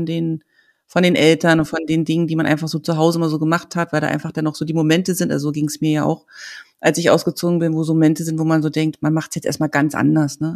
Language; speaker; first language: German; native; German